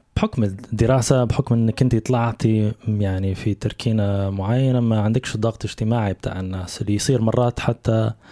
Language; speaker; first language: Arabic; native; Arabic